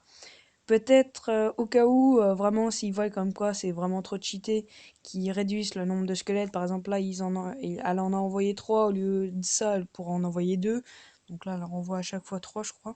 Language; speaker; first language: French; native; French